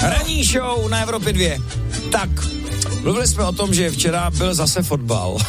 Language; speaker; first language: Czech; native; Czech